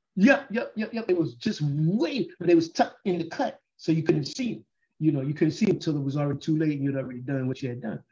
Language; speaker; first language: English; native; English